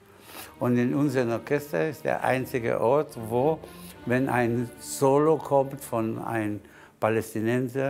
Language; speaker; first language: German; non-native, fluent; Spanish